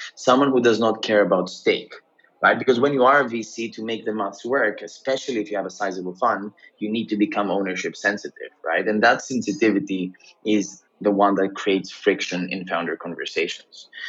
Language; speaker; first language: English; non-native, fluent; Greek